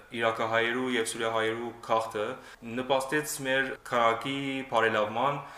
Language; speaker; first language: Armenian; early bilingual, heritage; Armenian